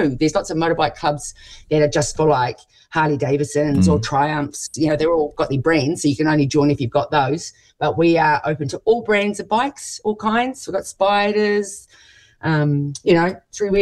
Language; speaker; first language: English; native; English